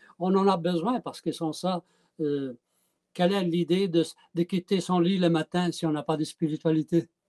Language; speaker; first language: French; early bilingual, other home language; Italian